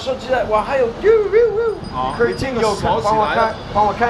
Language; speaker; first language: Chinese; non-native, learner; English